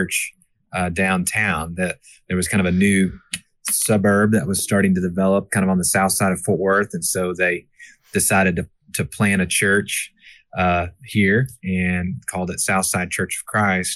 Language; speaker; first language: English; native; English